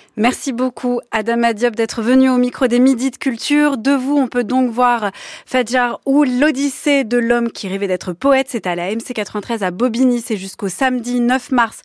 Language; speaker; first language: French; native; French